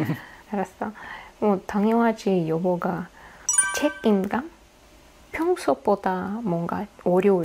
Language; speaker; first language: Korean; non-native, fluent; Russian